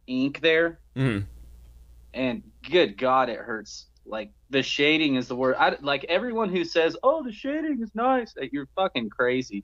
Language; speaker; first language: English; native; English